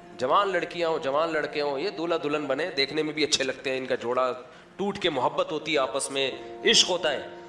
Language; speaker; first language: Urdu; native; Urdu